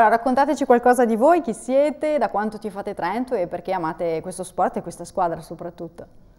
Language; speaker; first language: Italian; native; Italian